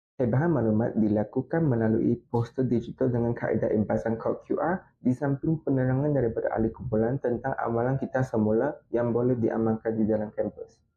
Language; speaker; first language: Malay; non-native, local second language; Chinese